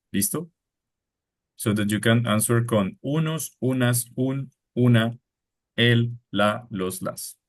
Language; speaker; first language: Spanish; non-native, fluent; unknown